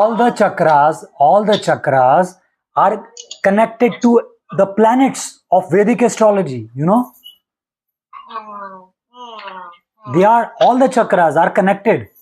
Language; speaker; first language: English; non-native, local second language; Hindi